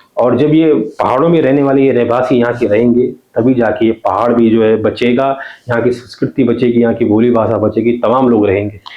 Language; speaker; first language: Hindi; non-native, local second language; Garhwali